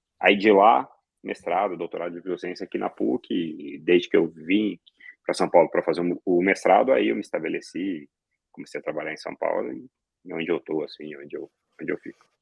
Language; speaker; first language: Portuguese; early bilingual, other home language; Arabic